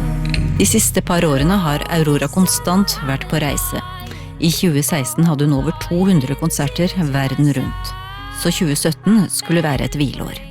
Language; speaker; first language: Norwegian; native; Norwegian